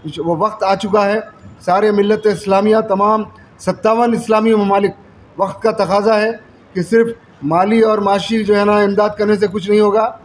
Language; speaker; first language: Urdu; native; Urdu